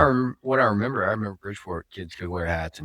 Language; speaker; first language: English; native; English